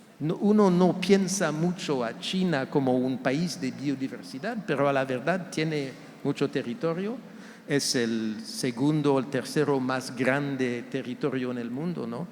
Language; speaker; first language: Spanish; non-native, fluent; French